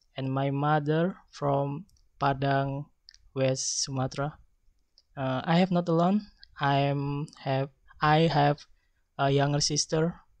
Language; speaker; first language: English; non-native, learner; Indonesian